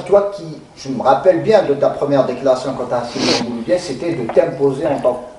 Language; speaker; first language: French; non-native, local second language; Arabic